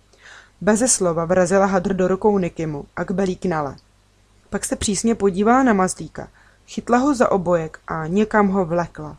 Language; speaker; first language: Czech; native; Czech